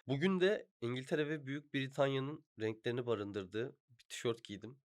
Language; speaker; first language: Turkish; native; Turkish